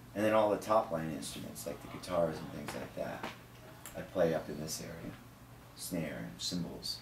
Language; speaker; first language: English; native; English